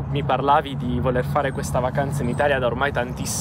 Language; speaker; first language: Italian; native; Italian